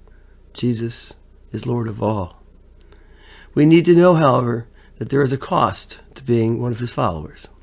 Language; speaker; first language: English; native; English